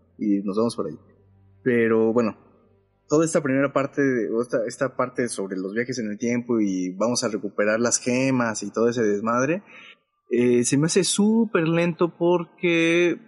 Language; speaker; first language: Spanish; native; Spanish